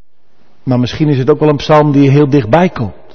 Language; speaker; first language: Dutch; native; Dutch